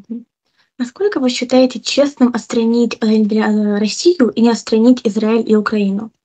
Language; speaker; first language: Russian; native; Russian